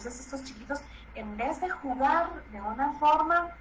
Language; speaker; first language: Spanish; native; Spanish